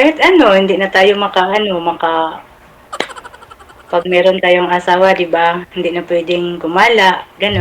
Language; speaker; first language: Filipino; non-native, local second language; Cebuano